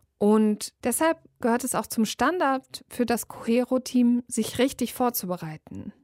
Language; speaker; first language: German; native; German